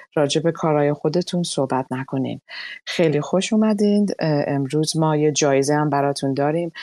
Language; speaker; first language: Persian; early bilingual, other home language; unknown